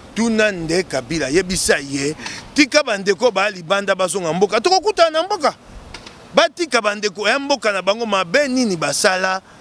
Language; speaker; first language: Lingala; non-native, local second language; Luba-Lulua